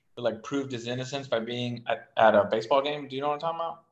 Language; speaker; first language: English; native; English